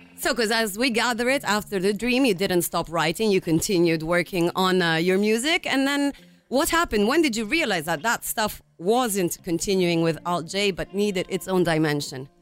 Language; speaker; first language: English; non-native, fluent; Italian